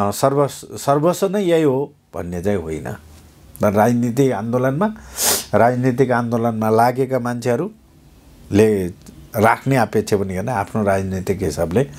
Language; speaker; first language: Nepali; non-native, local second language; Eastern Tamang